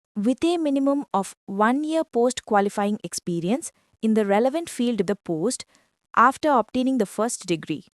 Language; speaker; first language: English; non-native, local second language; Sinhala